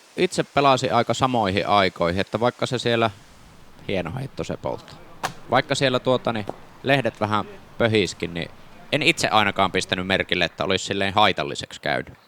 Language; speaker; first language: Finnish; native; Finnish